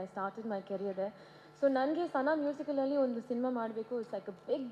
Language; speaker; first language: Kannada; non-native, learner; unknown